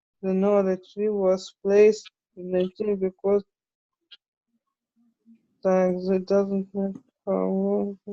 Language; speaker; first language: English; non-native, learner; Ukrainian